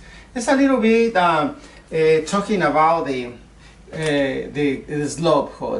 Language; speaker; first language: English; non-native, learner; Spanish